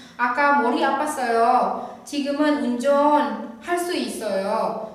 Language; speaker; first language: Korean; non-native, fluent; Indonesian